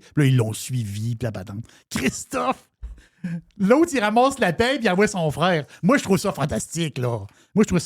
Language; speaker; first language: French; native; French